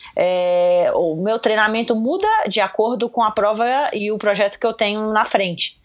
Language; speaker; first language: Portuguese; native; Portuguese